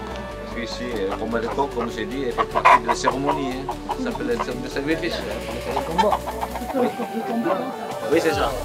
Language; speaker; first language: French; non-native, learner; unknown